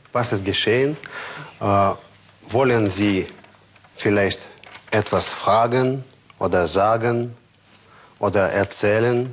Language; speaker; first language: German; non-native, fluent; Russian